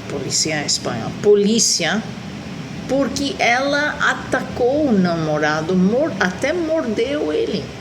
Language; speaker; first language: Portuguese; non-native, fluent; Spanish